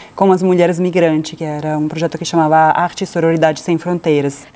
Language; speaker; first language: Portuguese; non-native, fluent; Italian